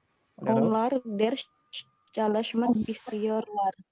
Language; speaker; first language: Turkish; non-native, learner; Indonesian